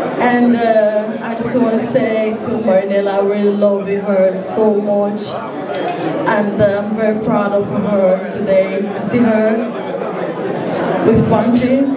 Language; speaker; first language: English; non-native, learner; Portuguese